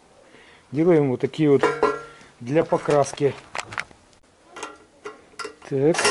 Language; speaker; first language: Russian; native; Russian